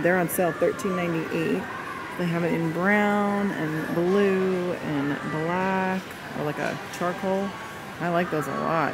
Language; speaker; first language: English; native; English